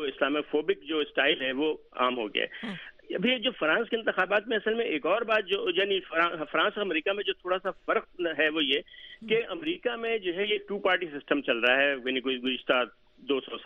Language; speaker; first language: Urdu; native; Urdu